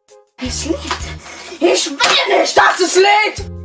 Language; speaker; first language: German; native; German